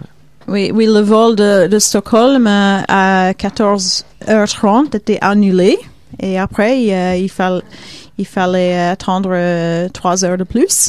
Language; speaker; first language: French; non-native, fluent; Swedish